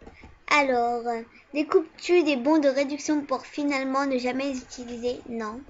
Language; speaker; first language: French; early bilingual, other home language; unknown